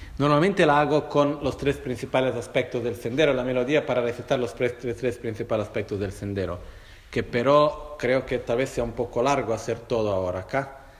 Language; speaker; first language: Spanish; non-native, fluent; Portuguese